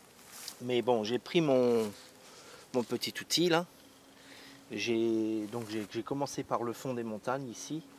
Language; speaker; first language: French; native; French